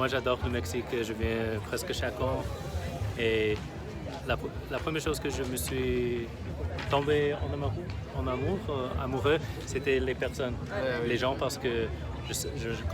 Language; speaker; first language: French; non-native, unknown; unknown